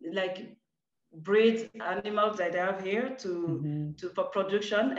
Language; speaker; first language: English; non-native, fluent; French